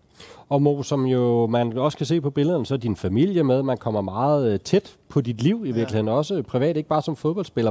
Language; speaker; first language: Danish; native; Danish